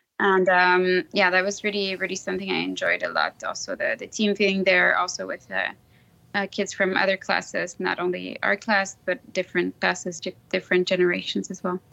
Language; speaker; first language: English; non-native, fluent; French